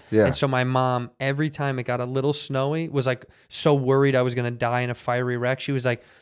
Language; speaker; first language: English; native; English